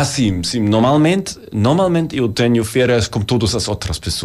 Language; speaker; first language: Portuguese; non-native, learner; German